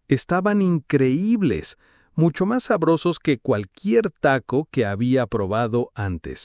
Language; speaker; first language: Spanish; non-native, fluent; English